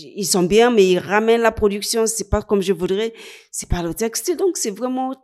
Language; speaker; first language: French; non-native, fluent; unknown